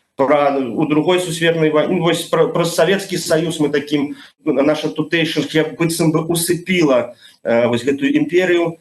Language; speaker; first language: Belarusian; non-native, local second language; Russian